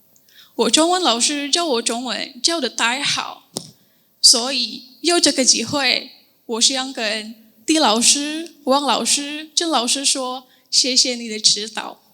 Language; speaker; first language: Chinese; non-native, learner; Indonesian